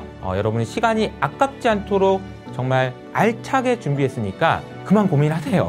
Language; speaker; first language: Korean; native; Korean